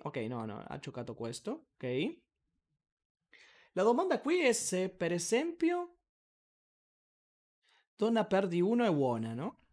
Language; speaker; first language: Italian; non-native, learner; Spanish